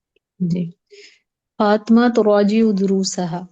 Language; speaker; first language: Arabic; non-native, learner; Urdu